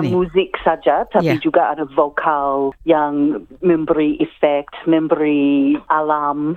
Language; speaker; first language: Indonesian; non-native, fluent; English